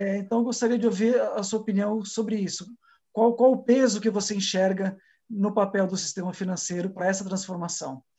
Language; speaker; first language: Portuguese; native; Portuguese